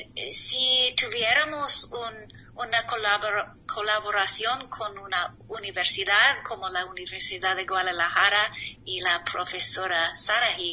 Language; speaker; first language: Spanish; non-native, learner; English